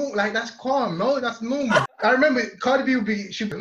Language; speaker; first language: English; non-native, local second language; Yoruba